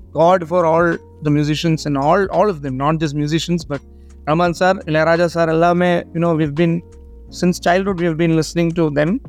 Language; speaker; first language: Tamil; non-native, learner; Malayalam